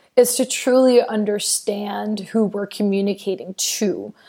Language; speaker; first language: English; non-native, fluent; Danish